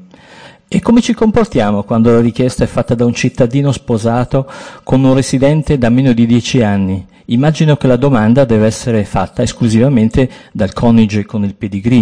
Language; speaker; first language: Italian; native; Italian